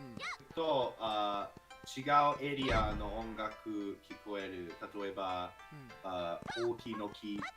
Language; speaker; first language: Japanese; non-native, learner; English